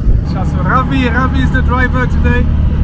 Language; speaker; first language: English; non-native, fluent; French